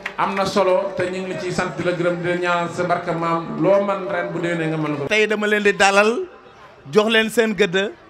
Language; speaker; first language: Wolof; native; Wolof